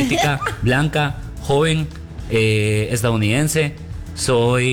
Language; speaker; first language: Spanish; native; Spanish